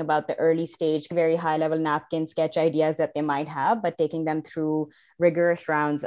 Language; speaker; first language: English; non-native, local second language; Urdu